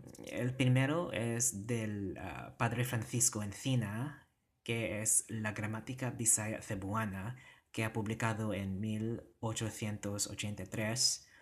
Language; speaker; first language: Spanish; non-native, learner; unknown